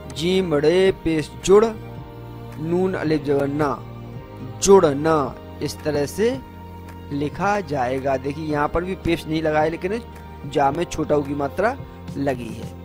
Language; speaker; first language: Hindi; native; Hindi